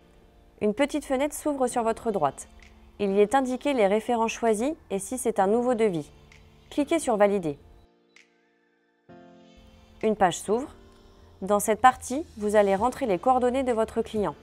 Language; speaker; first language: French; native; French